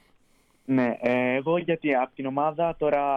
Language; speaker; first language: Greek; early bilingual, heritage; Greek